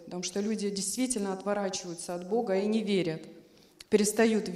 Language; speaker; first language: Russian; native; Russian